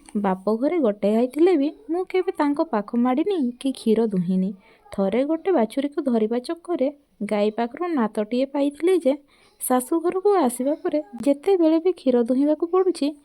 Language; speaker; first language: Odia; non-native, local second language; Santali